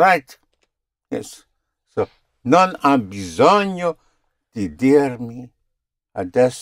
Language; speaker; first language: Italian; non-native, fluent; English